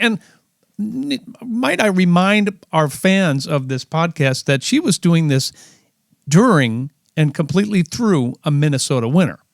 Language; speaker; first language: English; native; English